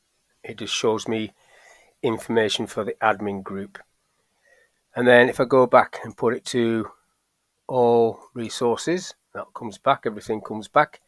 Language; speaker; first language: English; native; English